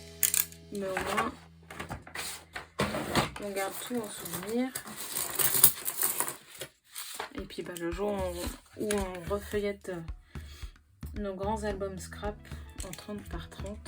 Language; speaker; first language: French; native; French